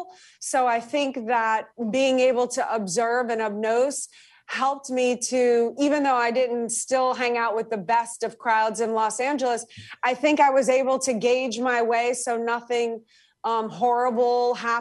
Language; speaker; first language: English; native; English